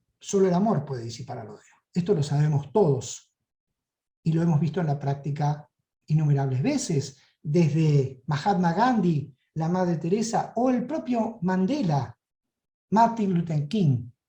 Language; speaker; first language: Spanish; native; Spanish